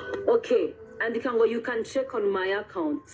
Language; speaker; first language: English; non-native, local second language; Kinyarwanda